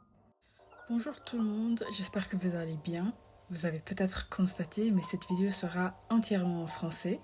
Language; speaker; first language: French; non-native, fluent; English